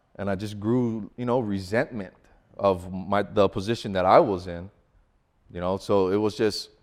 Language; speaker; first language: English; native; English